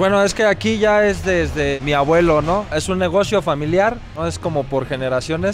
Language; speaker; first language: Spanish; native; Spanish